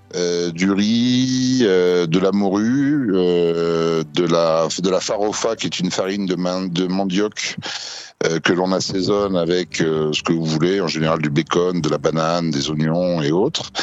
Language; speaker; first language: French; native; French